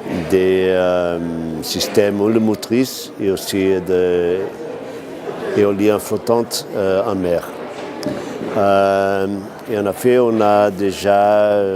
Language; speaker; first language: French; non-native, fluent; Portuguese